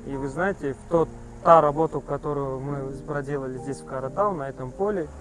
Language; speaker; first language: Russian; non-native, local second language; Kazakh